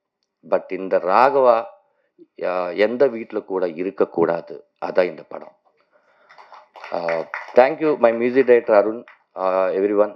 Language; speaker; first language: Tamil; non-native, learner; Telugu